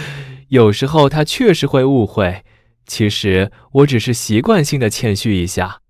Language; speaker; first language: Chinese; native; Chinese